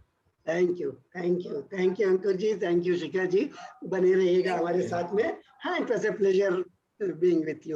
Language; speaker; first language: Hindi; native; Hindi